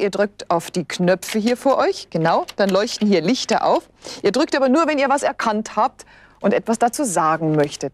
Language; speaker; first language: German; native; German